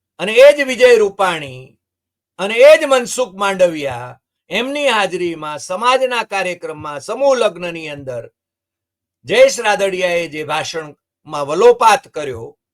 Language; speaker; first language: Gujarati; native; Gujarati